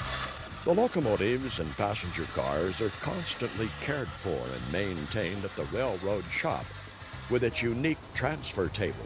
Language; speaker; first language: English; native; English